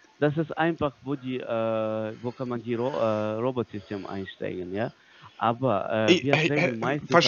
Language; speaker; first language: German; non-native, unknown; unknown